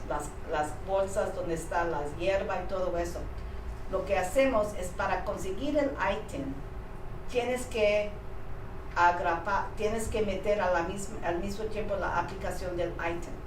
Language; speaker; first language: Spanish; early bilingual, heritage; Spanish